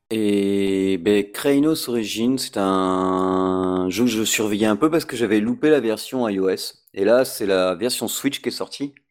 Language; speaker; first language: French; native; French